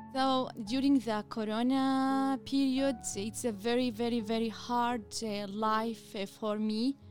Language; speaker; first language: English; non-native, learner; Arabic